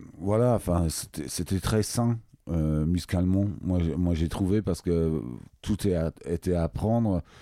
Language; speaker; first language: French; non-native, fluent; English